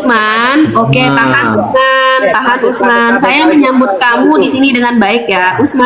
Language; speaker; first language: Indonesian; native; Indonesian